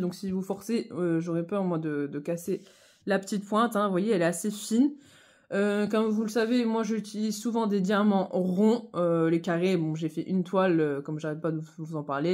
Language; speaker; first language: French; native; French